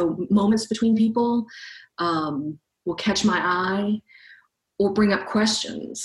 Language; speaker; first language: English; native; English